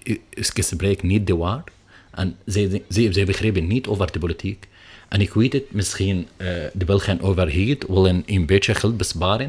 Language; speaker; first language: Dutch; non-native, learner; Arabic